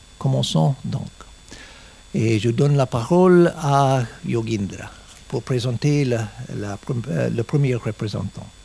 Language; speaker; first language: French; non-native, learner; English